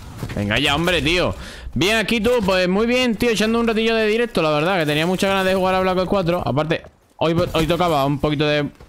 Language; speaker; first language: Spanish; native; Spanish